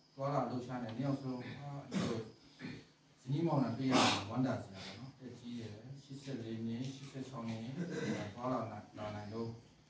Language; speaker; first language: Burmese; non-native, local second language; Kachin